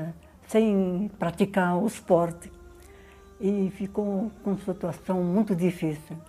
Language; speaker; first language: Portuguese; non-native, learner; Arabic